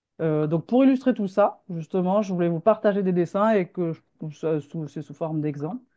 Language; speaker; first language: French; native; French